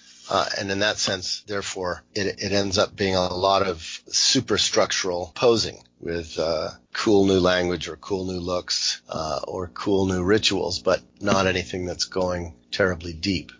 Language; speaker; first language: English; native; English